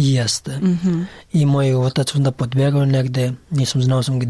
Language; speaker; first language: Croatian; non-native, learner; Pashto